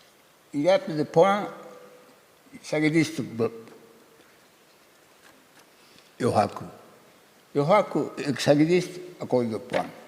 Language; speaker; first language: French; non-native, learner; Japanese